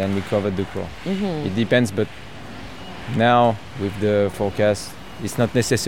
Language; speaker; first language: English; non-native, learner; French